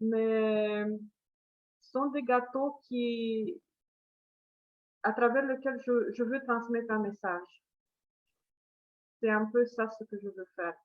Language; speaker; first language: French; non-native, fluent; Romanian